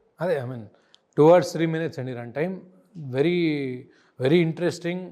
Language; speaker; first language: Telugu; native; Telugu